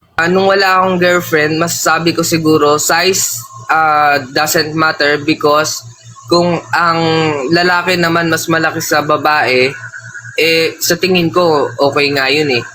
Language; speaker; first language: Filipino; non-native, local second language; Pampanga